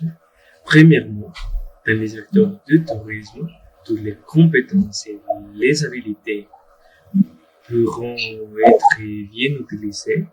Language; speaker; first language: French; non-native, learner; Spanish